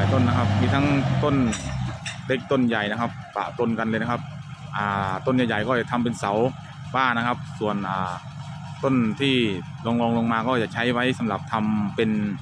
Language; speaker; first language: Thai; non-native, local second language; Northeastern Thai